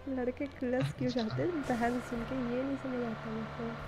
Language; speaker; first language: Hindi; native; Hindi